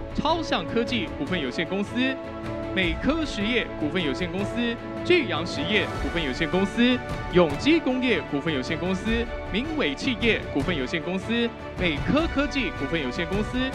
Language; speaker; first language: Chinese; native; Chinese